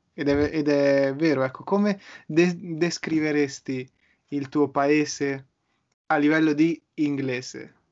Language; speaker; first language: Italian; native; Italian